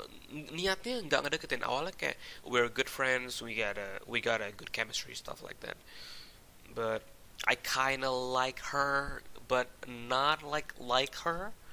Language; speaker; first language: English; non-native, fluent; Indonesian